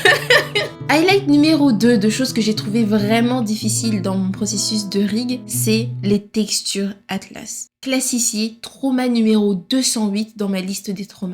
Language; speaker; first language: French; native; French